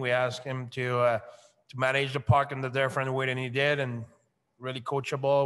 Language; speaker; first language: English; non-native, fluent; French